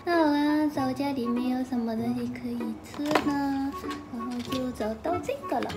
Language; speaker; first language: Chinese; non-native, fluent; Japanese